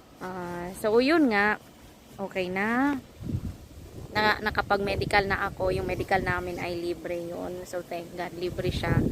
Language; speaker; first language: Filipino; non-native, local second language; Cebuano